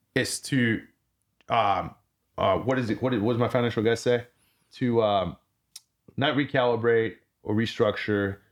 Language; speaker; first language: English; early bilingual, other home language; French